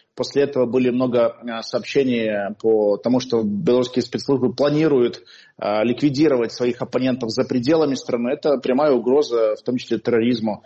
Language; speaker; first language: Russian; native; Russian